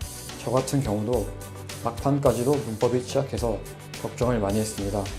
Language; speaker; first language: Korean; native; Korean